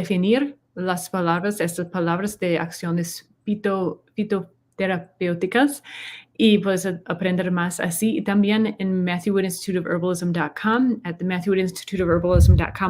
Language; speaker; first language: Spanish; non-native, learner; English